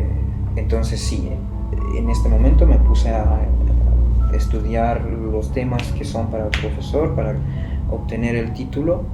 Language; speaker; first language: Spanish; non-native, fluent; Persian